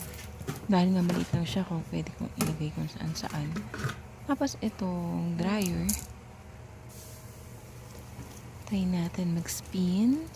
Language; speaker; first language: Filipino; native; Filipino